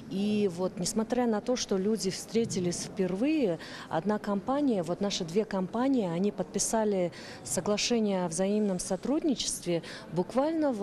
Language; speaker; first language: Russian; non-native, fluent; Mongolian